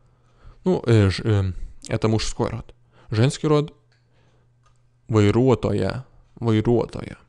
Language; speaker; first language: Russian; non-native, fluent; Lithuanian